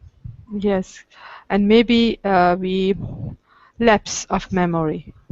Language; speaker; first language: English; non-native, learner; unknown